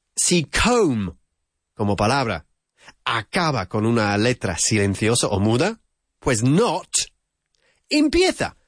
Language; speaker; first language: Spanish; non-native, fluent; English